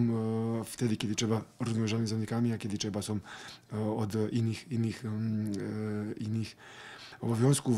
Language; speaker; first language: Polish; non-native, fluent; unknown